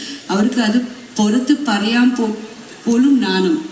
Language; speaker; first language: Malayalam; non-native, local second language; Tamil